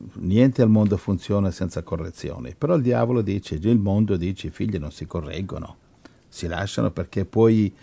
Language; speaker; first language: Italian; native; Italian